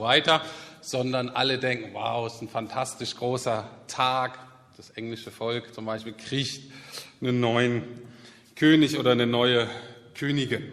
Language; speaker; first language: German; native; German